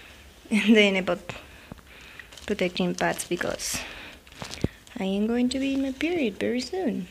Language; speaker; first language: English; non-native, fluent; Spanish